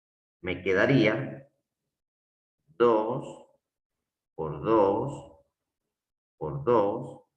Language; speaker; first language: Spanish; native; Spanish